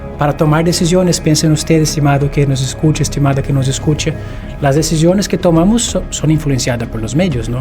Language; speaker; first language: Spanish; non-native, fluent; Portuguese